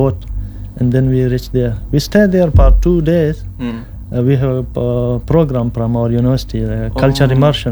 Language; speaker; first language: English; non-native, local second language; Pashto